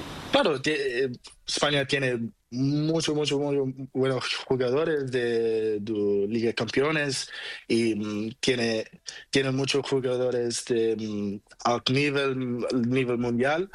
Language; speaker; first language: Spanish; non-native, learner; Portuguese